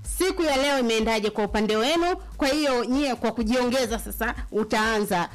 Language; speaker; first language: Swahili; native; Swahili